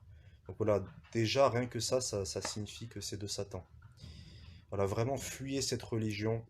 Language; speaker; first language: French; early bilingual, other home language; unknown